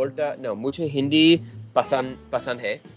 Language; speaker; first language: Hindi; non-native, learner; English